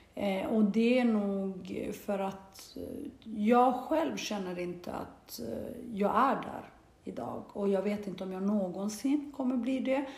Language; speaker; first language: Swedish; early bilingual, other home language; Bosnian